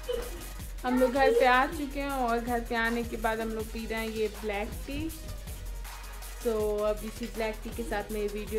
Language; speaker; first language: Hindi; native; Hindi